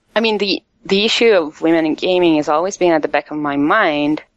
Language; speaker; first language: English; non-native, fluent; Italian